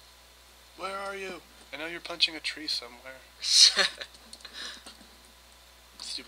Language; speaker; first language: English; native; English